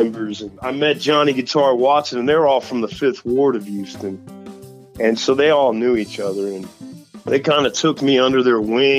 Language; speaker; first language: English; native; English